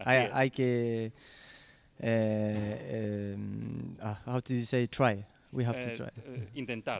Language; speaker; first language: Spanish; non-native, learner; French